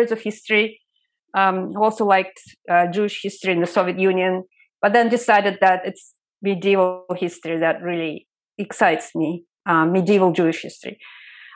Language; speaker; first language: English; non-native, fluent; Russian